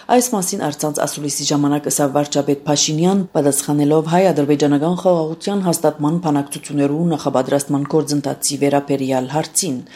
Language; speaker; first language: Armenian; early bilingual, heritage; Armenian